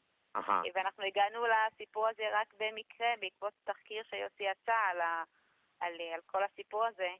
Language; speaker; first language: Hebrew; early bilingual, other home language; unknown